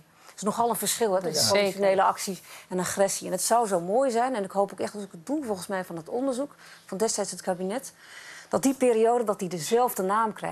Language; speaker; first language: Dutch; native; Dutch